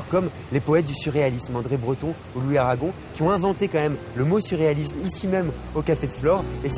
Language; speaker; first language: French; native; French